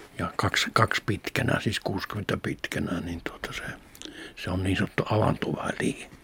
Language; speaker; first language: Finnish; native; Finnish